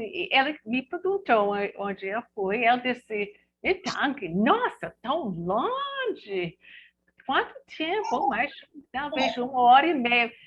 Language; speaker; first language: Portuguese; non-native, fluent; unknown